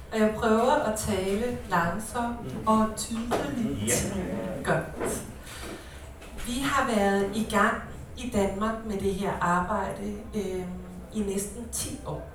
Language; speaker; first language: Swedish; non-native, learner; Danish